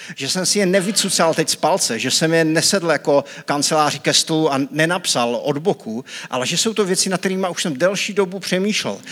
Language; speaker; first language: Czech; native; Czech